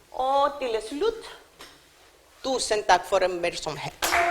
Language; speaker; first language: Norwegian; non-native, learner; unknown